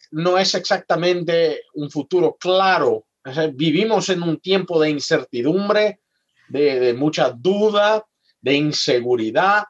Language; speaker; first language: Spanish; non-native, fluent; Portuguese